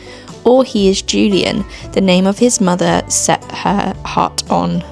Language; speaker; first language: English; native; English